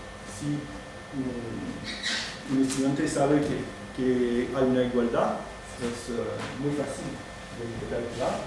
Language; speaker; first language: Spanish; non-native, fluent; French